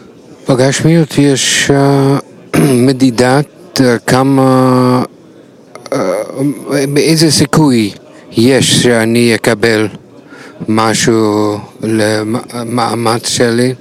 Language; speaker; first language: Hebrew; non-native, fluent; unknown